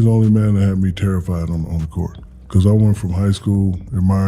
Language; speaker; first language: English; native; English